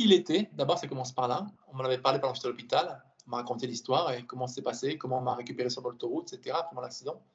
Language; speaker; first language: French; native; French